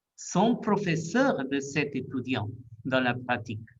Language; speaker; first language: French; non-native, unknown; Portuguese